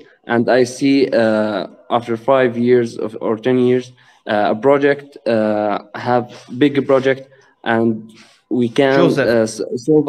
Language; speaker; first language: English; non-native, learner; Arabic